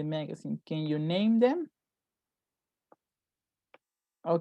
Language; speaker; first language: English; non-native, fluent; Spanish